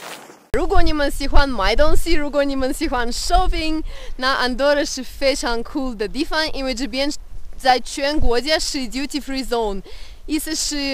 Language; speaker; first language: Chinese; non-native, fluent; Russian